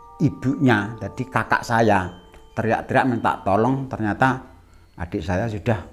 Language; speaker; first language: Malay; non-native, local second language; Javanese